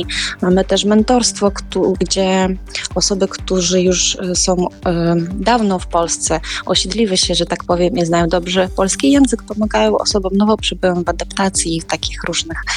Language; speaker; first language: Polish; non-native, fluent; Ukrainian